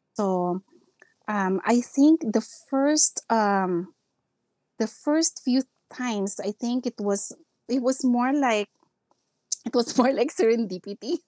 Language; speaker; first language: English; non-native, local second language; Filipino